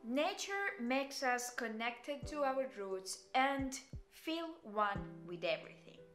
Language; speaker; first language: English; non-native, fluent; Italian